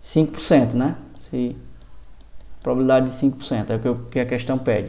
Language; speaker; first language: Portuguese; native; Portuguese